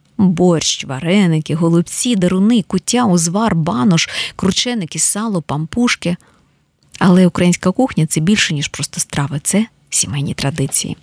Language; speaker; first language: Ukrainian; native; Ukrainian